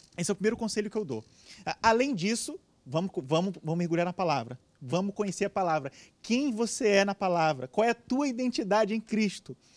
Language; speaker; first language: Portuguese; native; Portuguese